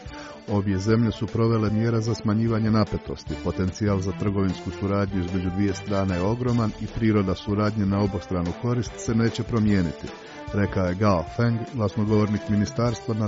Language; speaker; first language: Croatian; native; Croatian